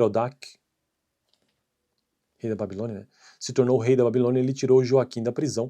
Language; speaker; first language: Portuguese; native; Portuguese